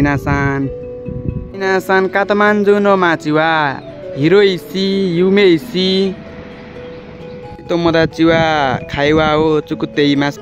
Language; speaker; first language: Japanese; non-native, learner; Nepali